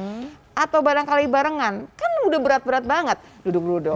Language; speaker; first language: Indonesian; native; Indonesian